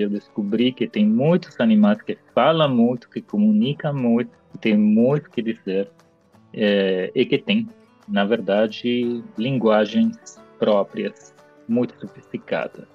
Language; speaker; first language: Portuguese; non-native, fluent; Italian